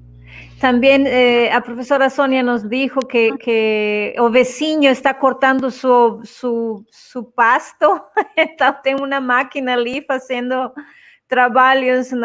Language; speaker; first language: Portuguese; non-native, fluent; Spanish